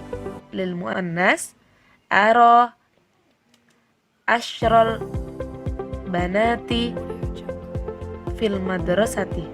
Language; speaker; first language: Arabic; non-native, learner; Indonesian